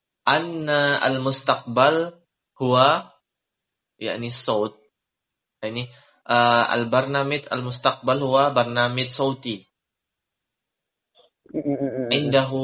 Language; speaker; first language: Arabic; non-native, learner; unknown